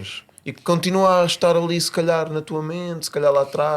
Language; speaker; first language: Portuguese; native; Portuguese